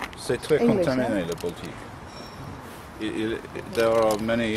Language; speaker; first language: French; non-native, learner; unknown